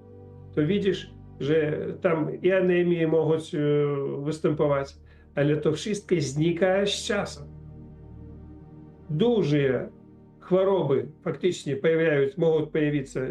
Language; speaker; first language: Polish; non-native, learner; Russian